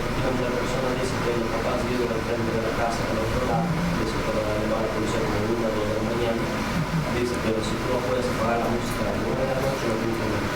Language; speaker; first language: Spanish; native; Spanish